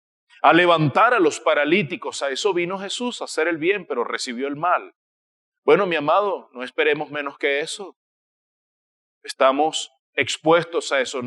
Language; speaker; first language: Spanish; native; Spanish